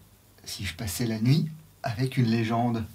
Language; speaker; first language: French; native; French